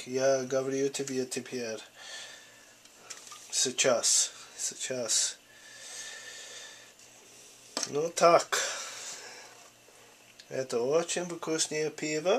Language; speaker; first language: Russian; non-native, learner; English